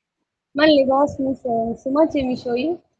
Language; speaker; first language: Persian; non-native, learner; Urdu